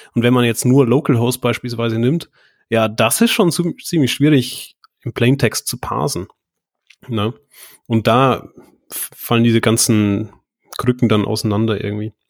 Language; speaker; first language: German; native; German